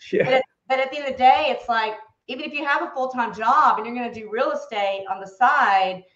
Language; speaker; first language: English; native; English